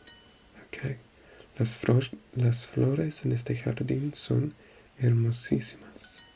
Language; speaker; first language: Spanish; non-native, learner; French